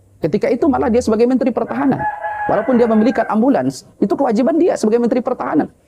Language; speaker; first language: Indonesian; non-native, local second language; Minangkabau